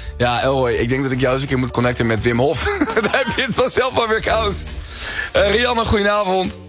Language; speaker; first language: Dutch; early bilingual, other home language; Spanish